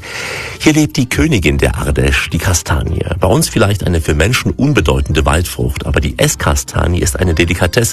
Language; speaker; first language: German; native; German